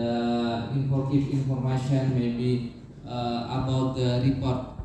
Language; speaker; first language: English; non-native, learner; Indonesian